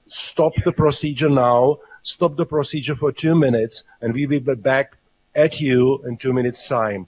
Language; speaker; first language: English; non-native, fluent; Czech